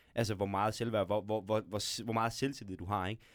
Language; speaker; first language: Danish; native; Danish